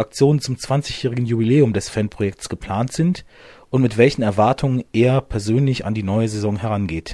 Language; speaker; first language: German; native; German